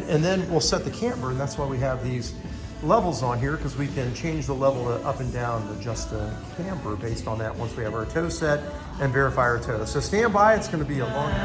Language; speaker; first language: English; native; English